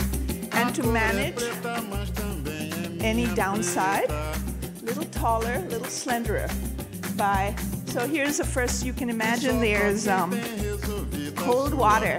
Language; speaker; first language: English; native; English